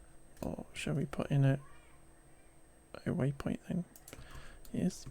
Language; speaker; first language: English; native; English